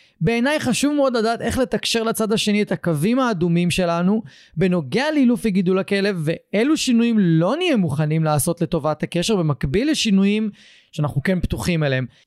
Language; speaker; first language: Hebrew; native; Hebrew